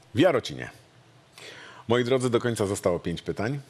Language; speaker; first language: Polish; native; Polish